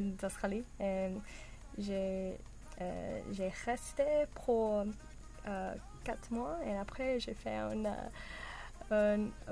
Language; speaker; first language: French; non-native, learner; English